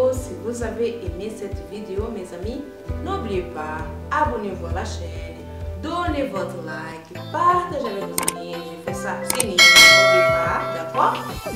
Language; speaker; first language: French; non-native, fluent; Portuguese